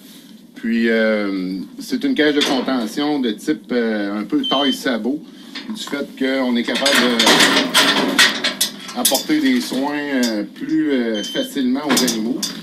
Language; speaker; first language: French; native; French